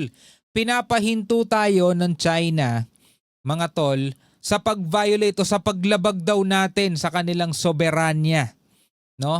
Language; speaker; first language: Filipino; native; Filipino